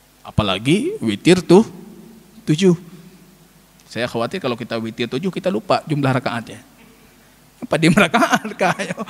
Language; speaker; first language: Malay; non-native, local second language; Achinese